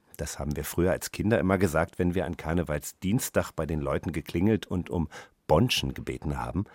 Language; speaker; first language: German; native; German